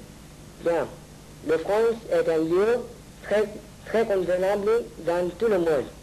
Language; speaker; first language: French; non-native, learner; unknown